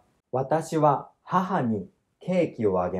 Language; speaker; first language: Japanese; non-native, learner; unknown